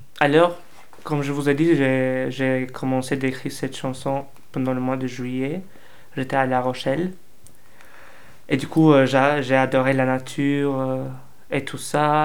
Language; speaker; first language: French; non-native, fluent; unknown